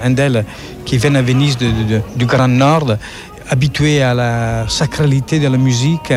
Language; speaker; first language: French; non-native, fluent; Italian